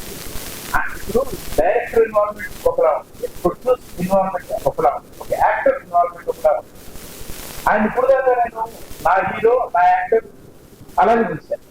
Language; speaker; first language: Telugu; native; Telugu